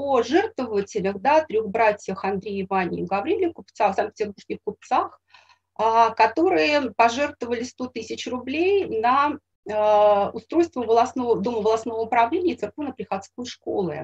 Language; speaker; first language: Russian; native; Russian